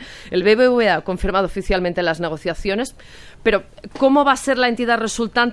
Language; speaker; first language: Spanish; native; Spanish